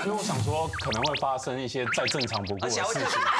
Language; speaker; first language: Chinese; native; Chinese